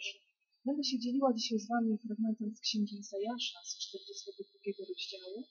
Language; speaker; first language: Polish; native; Polish